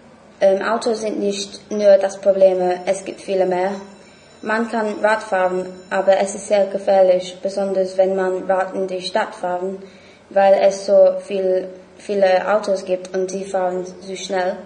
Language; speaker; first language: German; non-native, learner; English